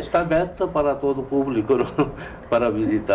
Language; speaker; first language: Portuguese; non-native, learner; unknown